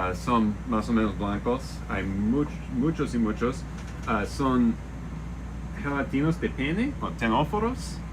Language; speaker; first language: Spanish; non-native, learner; English